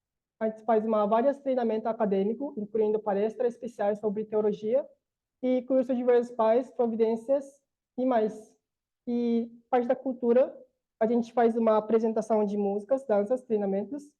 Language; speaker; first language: Portuguese; non-native, learner; Korean